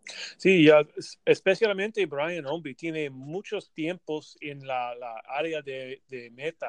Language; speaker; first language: Spanish; non-native, learner; English